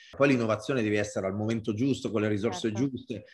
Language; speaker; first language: Italian; native; Italian